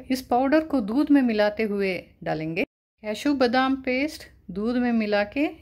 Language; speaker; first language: Hindi; non-native, local second language; Kannada